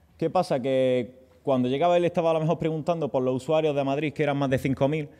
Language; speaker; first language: Spanish; native; Spanish